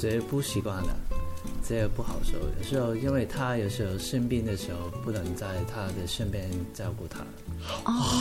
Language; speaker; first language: Chinese; non-native, local second language; Cantonese